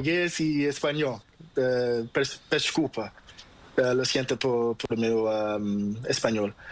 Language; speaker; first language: Spanish; non-native, learner; Portuguese